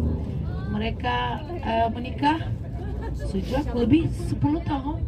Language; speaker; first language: Indonesian; non-native, fluent; Turkish